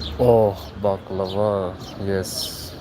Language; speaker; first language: English; non-native, learner; Turkish